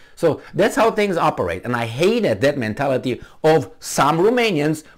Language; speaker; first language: English; non-native, fluent; Romanian